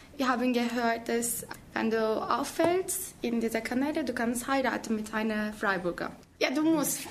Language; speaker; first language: German; non-native, learner; Turkish